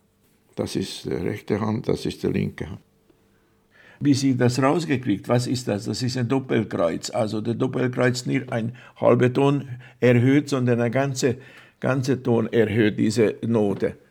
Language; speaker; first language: German; non-native, fluent; Hungarian